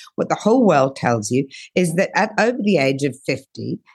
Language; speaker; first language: English; native; English